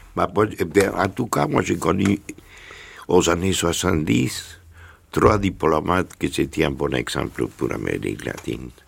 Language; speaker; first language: French; non-native, fluent; Spanish